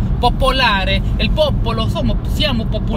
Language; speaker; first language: Italian; non-native, learner; Spanish